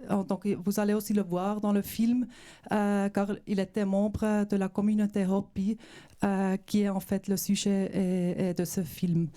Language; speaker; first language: French; non-native, local second language; German